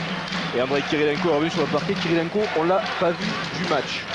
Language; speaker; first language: French; native; French